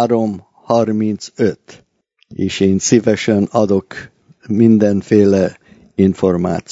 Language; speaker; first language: Hungarian; early bilingual, heritage; Hungarian